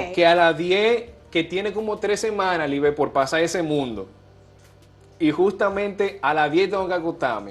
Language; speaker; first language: Spanish; native; Spanish